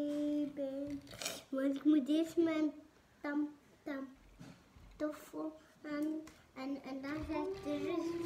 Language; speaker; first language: Dutch; early bilingual, other home language; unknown